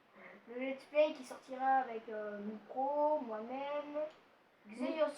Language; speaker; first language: French; native; French